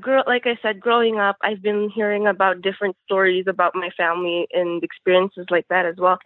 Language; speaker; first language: English; non-native, local second language; Filipino